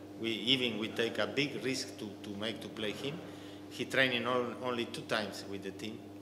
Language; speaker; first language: English; non-native, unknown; Arabic